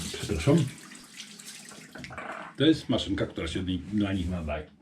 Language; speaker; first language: Polish; native; Polish